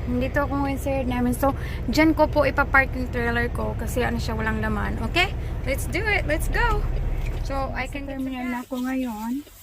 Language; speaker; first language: Filipino; non-native, local second language; Waray